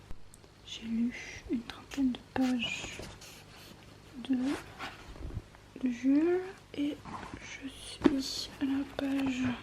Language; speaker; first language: French; native; French